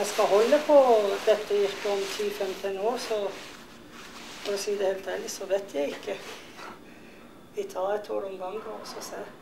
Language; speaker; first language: Norwegian; non-native, fluent; Persian